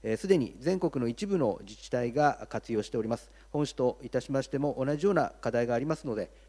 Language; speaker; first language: Japanese; native; Japanese